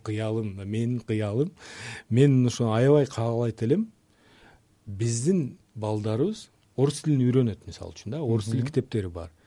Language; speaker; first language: Kyrgyz; non-native, local second language; Uzbek